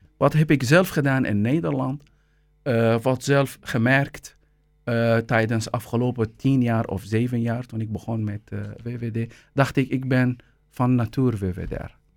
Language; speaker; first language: Dutch; non-native, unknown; Arabic